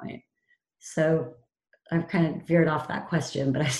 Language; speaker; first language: English; native; English